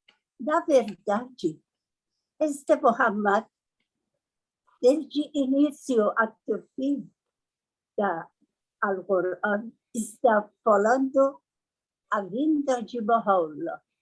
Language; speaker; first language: Portuguese; non-native, learner; Persian